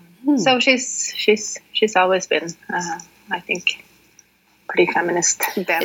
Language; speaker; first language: English; non-native, fluent; Norwegian